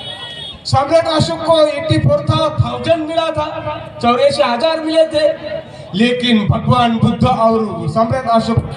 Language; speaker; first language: Hindi; native; Hindi